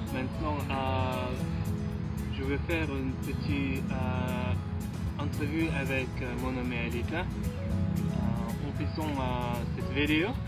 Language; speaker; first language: French; non-native, learner; Mongolian